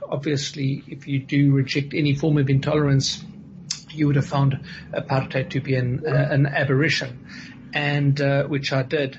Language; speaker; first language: English; native; English